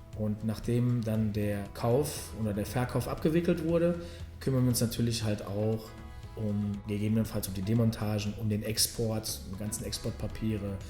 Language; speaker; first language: German; early bilingual, other home language; Serbian